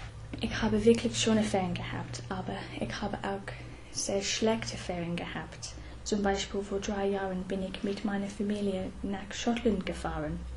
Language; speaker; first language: German; non-native, fluent; English